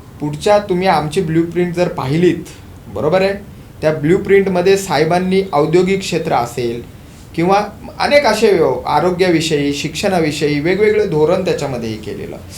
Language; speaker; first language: Marathi; native; Marathi